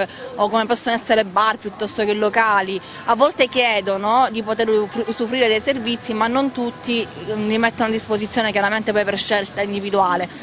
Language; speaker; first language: Italian; native; Italian